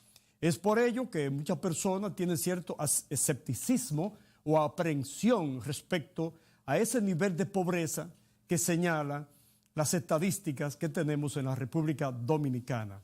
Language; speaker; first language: Spanish; native; Spanish